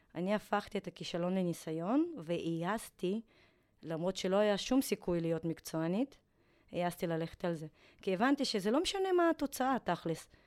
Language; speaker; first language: Hebrew; non-native, fluent; Russian